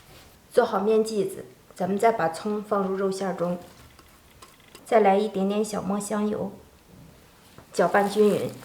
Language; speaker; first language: Chinese; native; Chinese